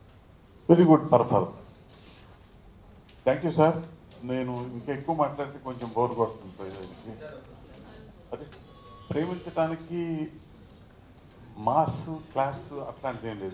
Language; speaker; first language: Telugu; native; Telugu